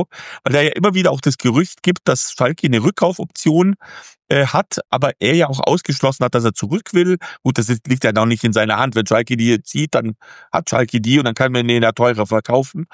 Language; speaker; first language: German; native; German